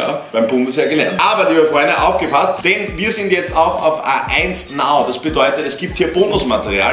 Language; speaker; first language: German; native; German